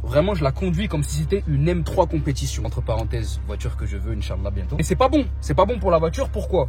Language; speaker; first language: French; native; French